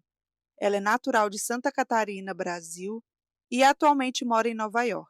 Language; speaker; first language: Portuguese; native; Portuguese